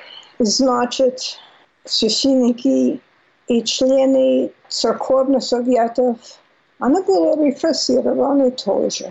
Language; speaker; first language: Russian; non-native, fluent; English